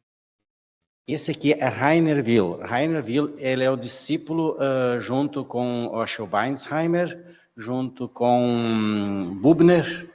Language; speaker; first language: Portuguese; native; Portuguese